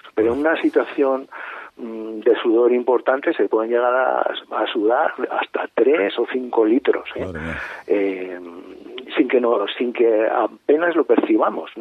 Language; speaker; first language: Spanish; native; Spanish